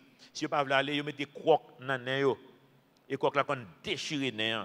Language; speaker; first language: French; non-native, local second language; Haitian Creole